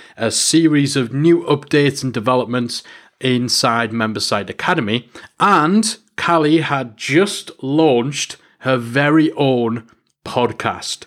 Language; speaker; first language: English; native; English